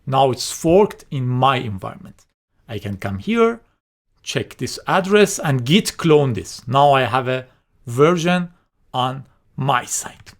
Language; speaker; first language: English; non-native, fluent; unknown